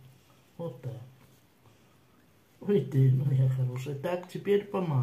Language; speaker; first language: Russian; native; Russian